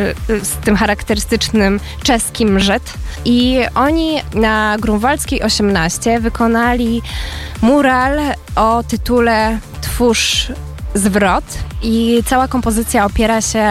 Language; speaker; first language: Polish; native; Polish